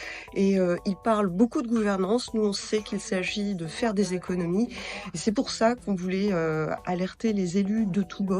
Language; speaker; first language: French; native; French